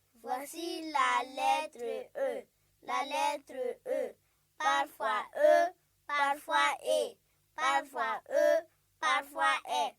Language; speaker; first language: French; non-native, local second language; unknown